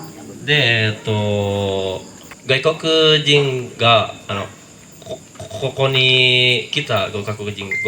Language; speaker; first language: Japanese; non-native, learner; Indonesian